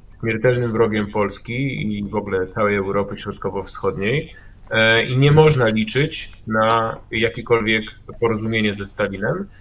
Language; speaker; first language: Polish; native; Polish